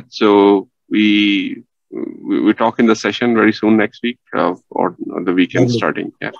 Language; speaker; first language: English; non-native, local second language; Punjabi